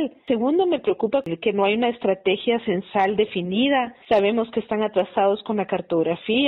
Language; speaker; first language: Spanish; native; Spanish